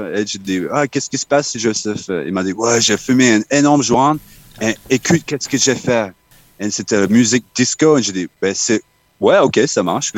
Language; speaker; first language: French; non-native, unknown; English